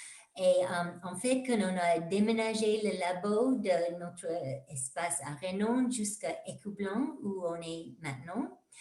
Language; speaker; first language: French; non-native, fluent; English